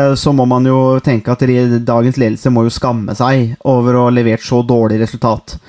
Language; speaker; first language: Norwegian; native; Norwegian